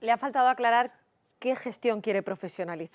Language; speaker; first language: Spanish; native; Spanish